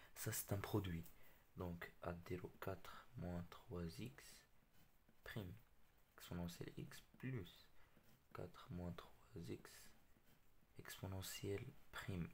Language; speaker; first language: French; non-native, local second language; Arabic